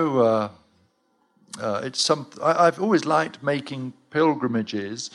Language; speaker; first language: English; native; English